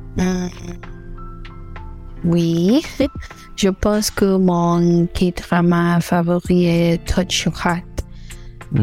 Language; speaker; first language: French; non-native, learner; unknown